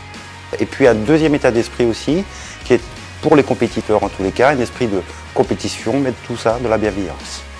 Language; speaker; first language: French; native; French